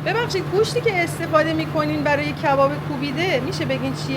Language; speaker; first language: Persian; native; Persian